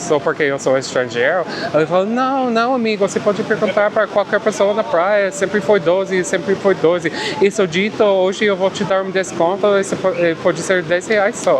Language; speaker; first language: Portuguese; non-native, fluent; English